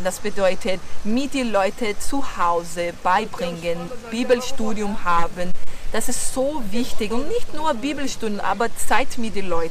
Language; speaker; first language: German; non-native, fluent; Portuguese